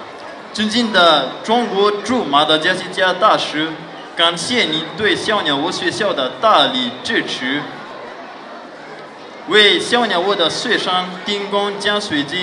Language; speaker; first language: Chinese; non-native, fluent; Malagasy